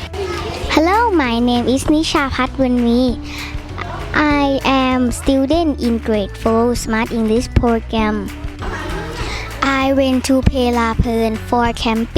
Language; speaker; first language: English; non-native, learner; Thai